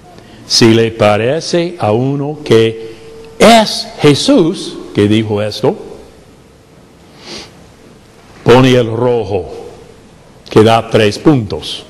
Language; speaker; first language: Spanish; non-native, fluent; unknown